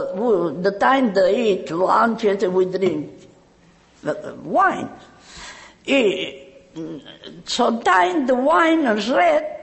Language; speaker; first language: English; non-native, learner; Catalan